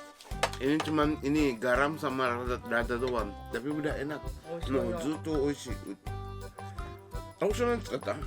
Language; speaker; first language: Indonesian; non-native, fluent; Japanese